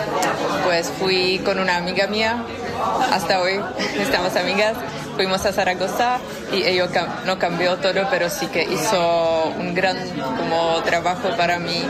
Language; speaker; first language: Spanish; non-native, fluent; Czech